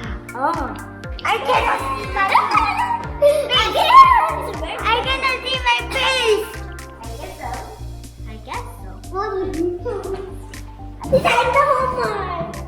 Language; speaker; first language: English; non-native, learner; Korean